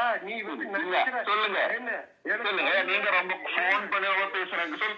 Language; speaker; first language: Tamil; native; Tamil